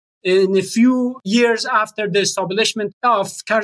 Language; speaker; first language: English; non-native, fluent; Persian